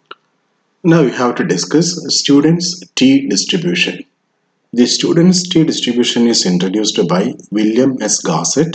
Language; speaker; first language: English; non-native, local second language; Malayalam